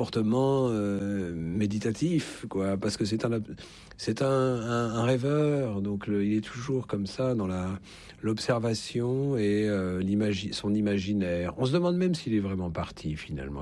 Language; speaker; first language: French; native; French